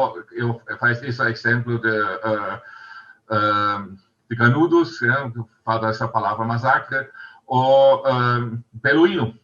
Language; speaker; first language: Portuguese; non-native, learner; German